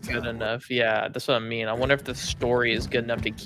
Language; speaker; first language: English; native; English